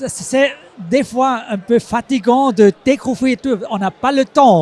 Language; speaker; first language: French; non-native, local second language; German